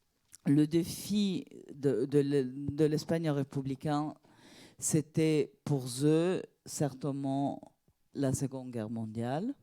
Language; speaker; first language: French; non-native, fluent; Italian